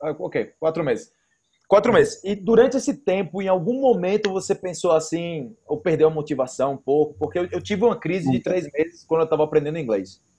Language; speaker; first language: Portuguese; native; Portuguese